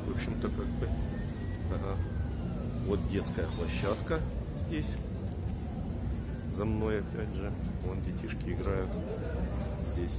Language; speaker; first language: Russian; native; Russian